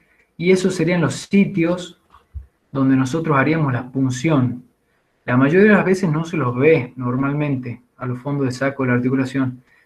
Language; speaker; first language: Spanish; native; Spanish